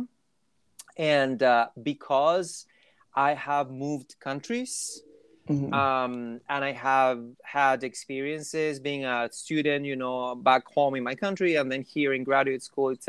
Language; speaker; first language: English; non-native, fluent; Spanish